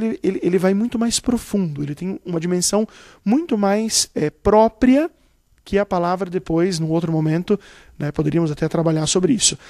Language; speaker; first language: Portuguese; native; Portuguese